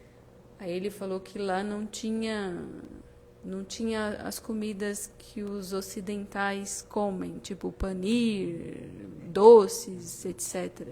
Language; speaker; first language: Portuguese; native; Portuguese